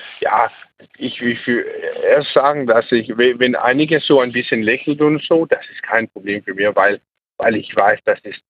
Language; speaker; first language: German; non-native, learner; Danish